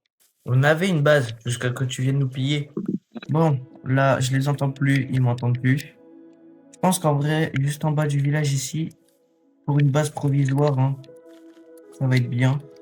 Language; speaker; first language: French; native; French